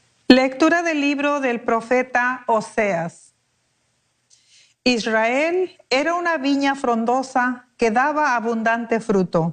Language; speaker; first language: Spanish; native; Spanish